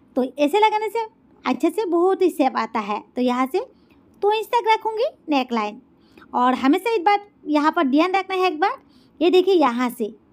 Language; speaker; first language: Hindi; native; Hindi